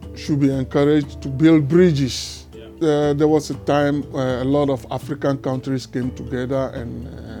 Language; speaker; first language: English; non-native, local second language; Ewe